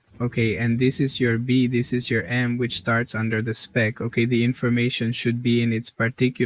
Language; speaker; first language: English; non-native, learner; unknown